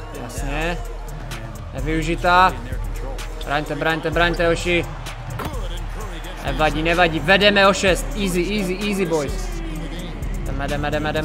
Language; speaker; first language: Czech; native; Czech